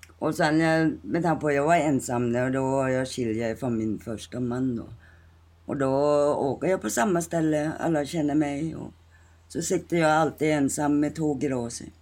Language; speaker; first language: Swedish; non-native, fluent; Thai